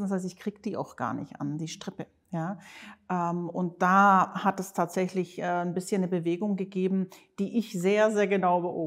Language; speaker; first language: German; native; German